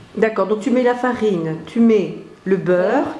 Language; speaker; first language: French; native; French